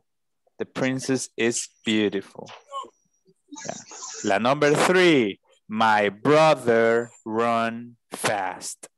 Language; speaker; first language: English; non-native, fluent; Spanish